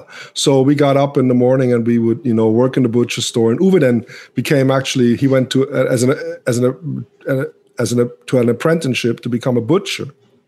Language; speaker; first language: English; non-native, fluent; Swiss German